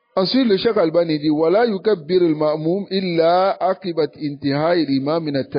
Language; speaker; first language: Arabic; non-native, fluent; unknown